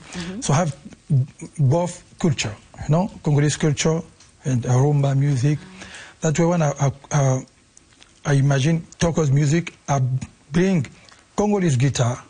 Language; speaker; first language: English; non-native, learner; Lingala